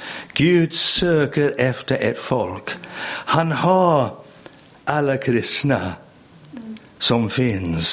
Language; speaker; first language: Swedish; non-native, fluent; English